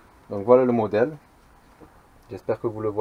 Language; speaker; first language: French; native; French